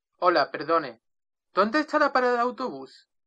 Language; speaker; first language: Spanish; non-native, learner; Russian